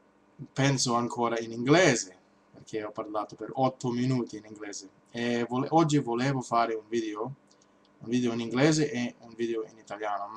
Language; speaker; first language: Italian; non-native, learner; English